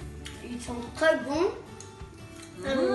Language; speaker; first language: French; early bilingual, heritage; French